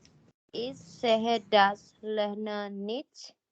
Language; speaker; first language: German; non-native, learner; Indonesian